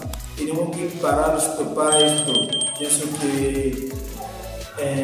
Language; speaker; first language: Spanish; non-native, learner; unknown